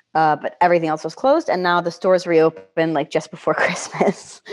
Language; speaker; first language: English; native; English